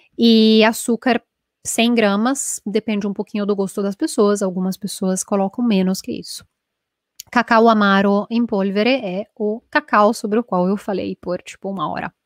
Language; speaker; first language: Portuguese; non-native, fluent; Italian